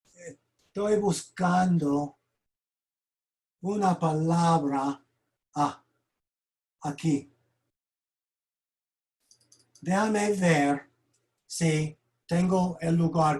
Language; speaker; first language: Spanish; non-native, fluent; English